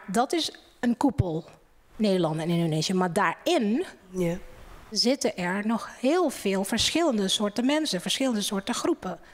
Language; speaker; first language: Dutch; non-native, fluent; Indonesian